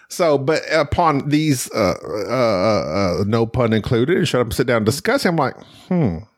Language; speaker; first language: English; native; English